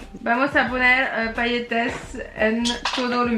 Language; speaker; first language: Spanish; non-native, learner; French